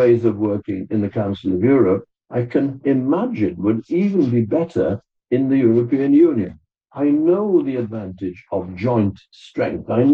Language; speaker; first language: English; native; English